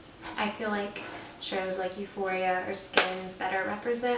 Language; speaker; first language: English; native; English